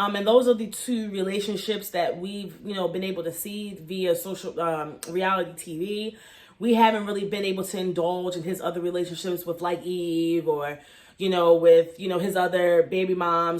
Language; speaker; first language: English; native; English